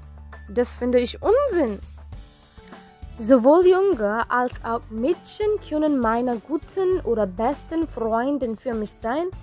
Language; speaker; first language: German; non-native, learner; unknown